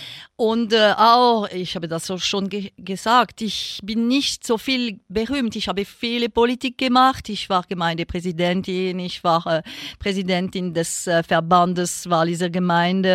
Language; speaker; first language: German; non-native, local second language; French